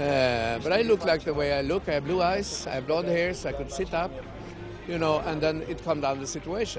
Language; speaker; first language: English; non-native, fluent; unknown